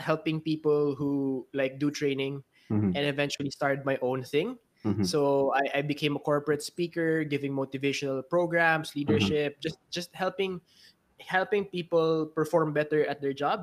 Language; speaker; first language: English; non-native, local second language; Filipino